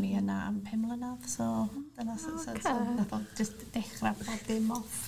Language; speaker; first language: Welsh; non-native, local second language; English